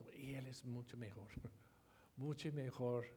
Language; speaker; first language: Spanish; non-native, fluent; English